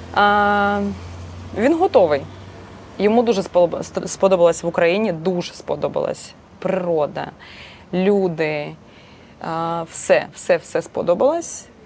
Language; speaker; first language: Ukrainian; non-native, local second language; Russian